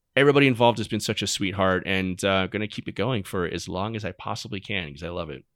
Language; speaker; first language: English; native; English